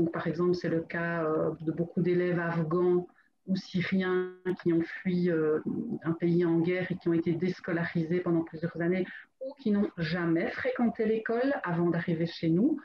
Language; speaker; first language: French; native; French